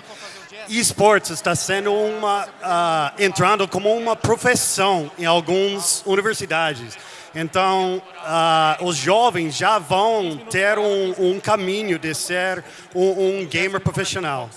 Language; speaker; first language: Portuguese; non-native, fluent; English